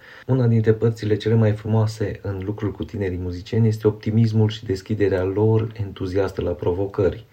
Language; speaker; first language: Romanian; native; Romanian